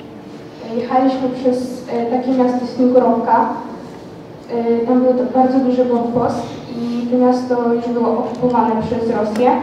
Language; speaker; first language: Polish; non-native, learner; Ukrainian